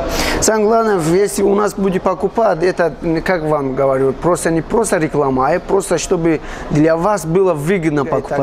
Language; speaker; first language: Russian; non-native, fluent; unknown